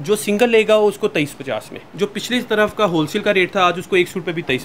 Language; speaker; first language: Urdu; native; Urdu